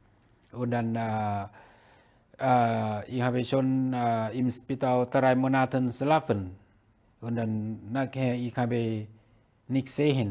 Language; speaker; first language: German; non-native, learner; Thai